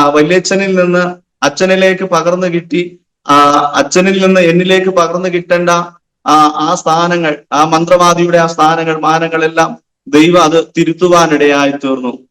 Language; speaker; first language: Malayalam; non-native, local second language; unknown